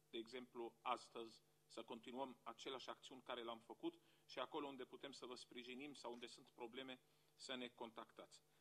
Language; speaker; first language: Romanian; non-native, fluent; Arabic